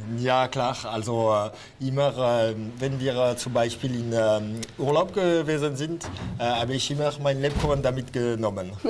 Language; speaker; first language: German; non-native, local second language; Swiss German